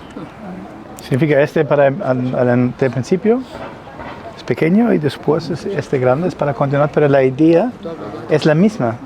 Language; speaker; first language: Spanish; non-native, learner; German